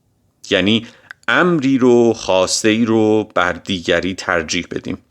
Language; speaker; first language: Persian; native; Persian